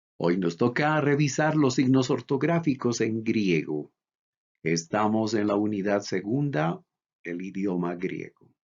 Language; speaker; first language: Spanish; native; Spanish